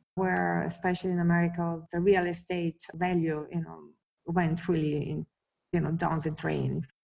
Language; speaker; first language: English; non-native, fluent; Italian